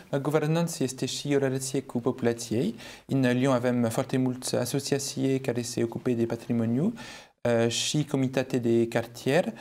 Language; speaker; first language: Romanian; non-native, fluent; French